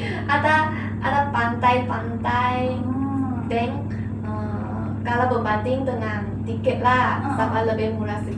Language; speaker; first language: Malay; non-native, local second language; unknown